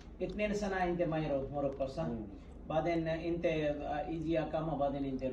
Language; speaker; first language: Arabic; non-native, learner; Gujarati